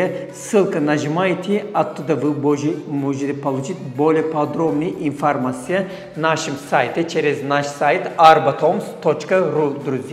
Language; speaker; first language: Russian; non-native, fluent; Turkish